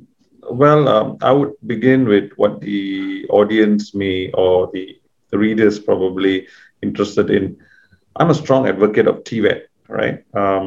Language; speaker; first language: English; non-native, local second language; Tamil